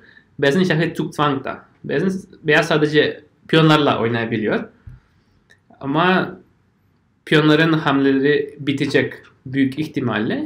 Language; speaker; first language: Turkish; non-native, fluent; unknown